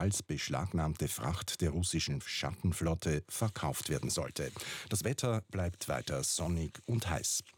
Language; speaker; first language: German; native; German